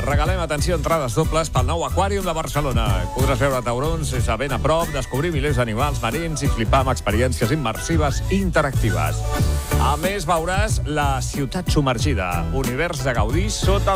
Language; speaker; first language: Catalan; native; Catalan